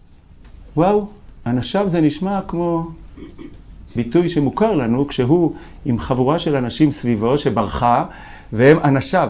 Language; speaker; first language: Hebrew; native; Hebrew